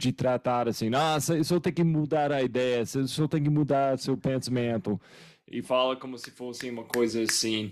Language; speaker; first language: Portuguese; non-native, fluent; English